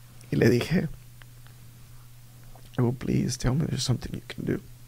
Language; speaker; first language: English; early bilingual, other home language; Spanish